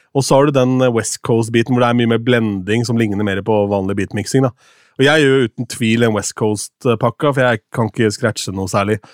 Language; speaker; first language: Norwegian; native; Norwegian